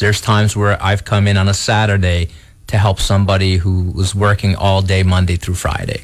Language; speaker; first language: English; early bilingual, other home language; Portuguese